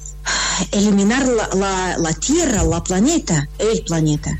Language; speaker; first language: Spanish; non-native, fluent; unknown